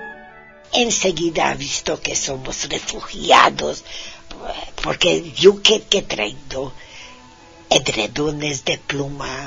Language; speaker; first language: Spanish; non-native, fluent; Hungarian